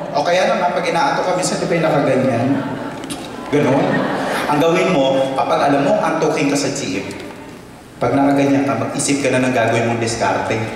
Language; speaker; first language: Filipino; native; Filipino